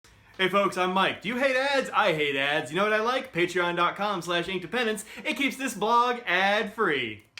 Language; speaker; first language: English; native; English